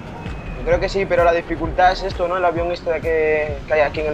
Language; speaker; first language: Spanish; native; Spanish